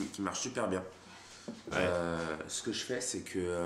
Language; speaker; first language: French; native; French